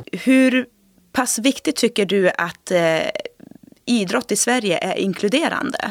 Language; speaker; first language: Swedish; early bilingual, other home language; Portuguese